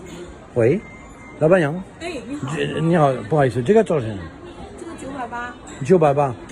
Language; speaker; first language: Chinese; non-native, learner; French